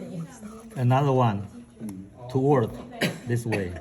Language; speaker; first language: English; non-native, fluent; Chinese